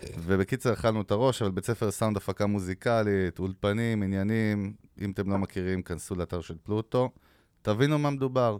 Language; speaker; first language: Hebrew; native; Hebrew